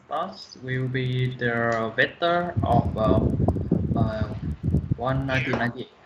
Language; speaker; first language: English; non-native, learner; Vietnamese